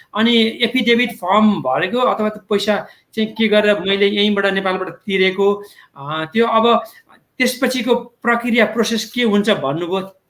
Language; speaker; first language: Nepali; native; Nepali